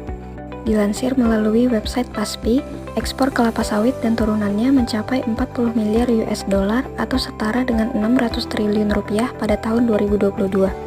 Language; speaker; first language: Indonesian; native; Indonesian